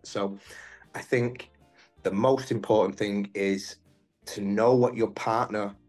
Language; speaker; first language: English; native; English